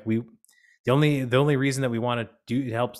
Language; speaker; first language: English; native; English